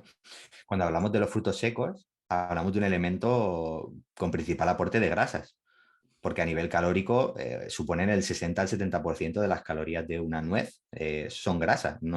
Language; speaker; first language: Spanish; native; Spanish